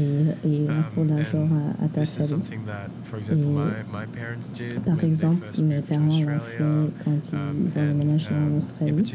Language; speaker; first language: French; non-native, learner; English